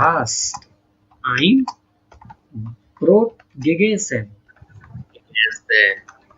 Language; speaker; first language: German; non-native, learner; Bangla